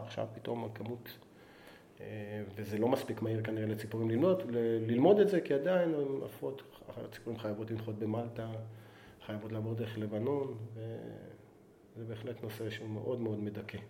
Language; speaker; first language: Hebrew; native; Hebrew